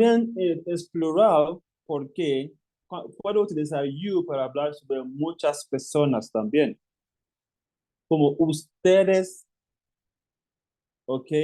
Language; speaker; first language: Spanish; non-native, fluent; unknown